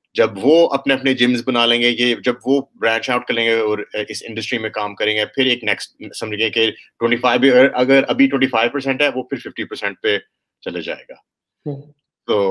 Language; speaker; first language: Urdu; early bilingual, heritage; Urdu